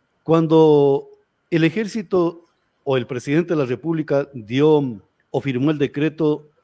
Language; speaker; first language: Spanish; native; Spanish